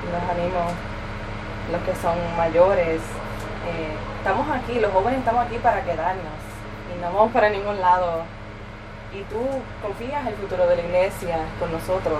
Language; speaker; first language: Spanish; early bilingual, heritage; Spanish